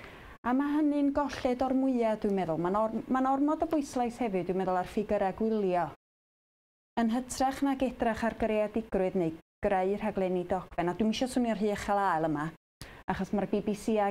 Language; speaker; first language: Welsh; native; Welsh